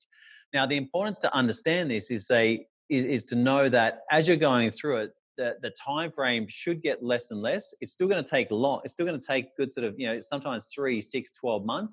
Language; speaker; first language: English; native; English